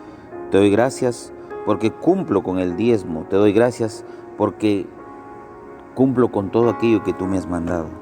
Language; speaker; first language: Spanish; native; Spanish